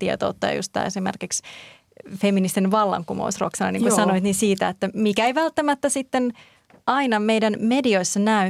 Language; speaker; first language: Finnish; native; Finnish